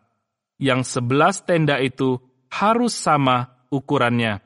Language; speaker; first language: Indonesian; native; Indonesian